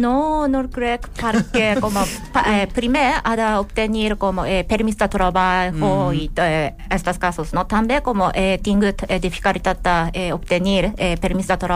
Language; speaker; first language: Catalan; non-native, learner; Japanese